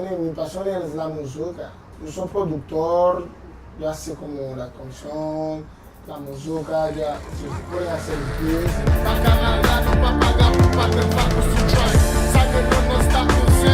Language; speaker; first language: Spanish; non-native, learner; Haitian Creole